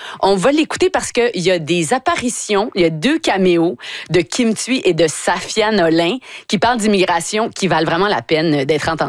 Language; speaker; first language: French; native; French